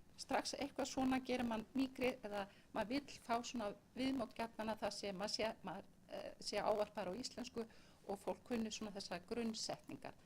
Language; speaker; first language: Icelandic; native; Icelandic